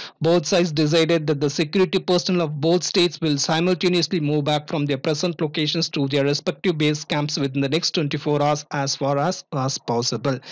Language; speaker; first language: English; non-native, local second language; Tamil